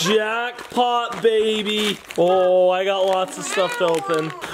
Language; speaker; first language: English; native; English